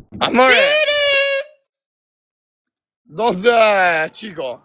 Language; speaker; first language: Spanish; non-native, learner; Albanian